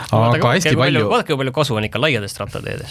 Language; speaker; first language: Estonian; native; Estonian